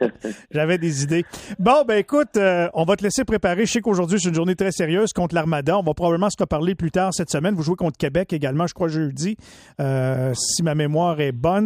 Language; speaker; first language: French; native; French